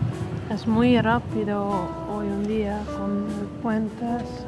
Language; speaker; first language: Spanish; non-native, fluent; Dutch